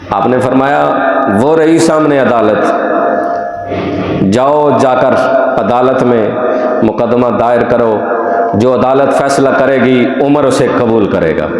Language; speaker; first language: Urdu; non-native, local second language; Punjabi